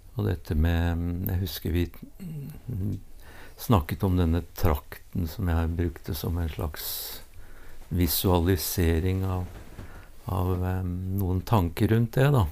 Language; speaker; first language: Norwegian; native; Norwegian